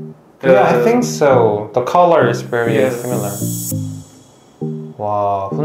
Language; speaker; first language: English; non-native, learner; Korean